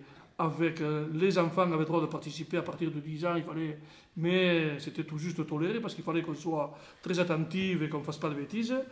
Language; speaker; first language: French; native; French